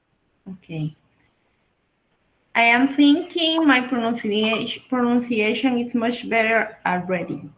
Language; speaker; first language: English; non-native, learner; Spanish